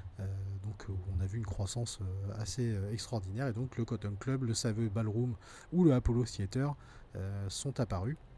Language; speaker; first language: French; native; French